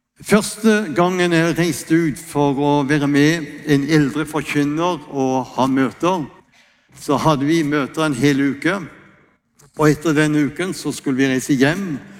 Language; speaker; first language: Norwegian; native; Norwegian